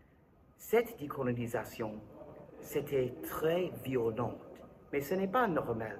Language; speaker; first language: French; non-native, learner; English